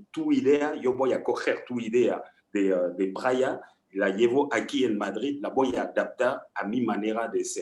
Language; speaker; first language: Spanish; non-native, fluent; French